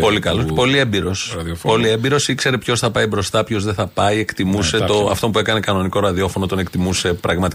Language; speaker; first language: Greek; native; Greek